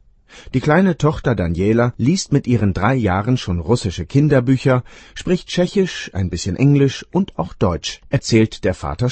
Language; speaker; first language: German; native; German